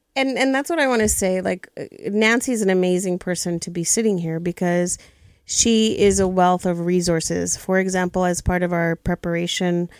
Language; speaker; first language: English; early bilingual, other home language; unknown